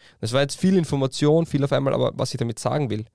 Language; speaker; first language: German; native; German